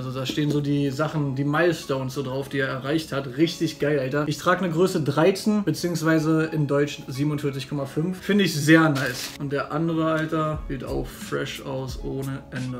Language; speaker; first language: German; native; German